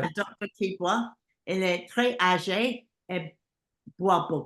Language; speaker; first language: French; non-native, learner; English